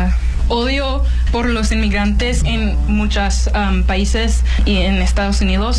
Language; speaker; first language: Spanish; non-native, learner; English